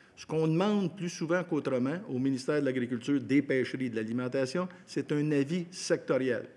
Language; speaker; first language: French; native; French